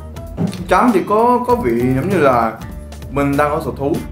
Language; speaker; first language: Vietnamese; non-native, fluent; Korean